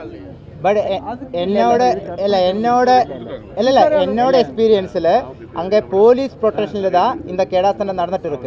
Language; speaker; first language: Tamil; non-native, local second language; Malayalam